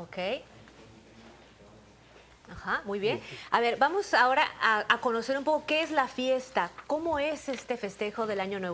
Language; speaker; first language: Spanish; native; Spanish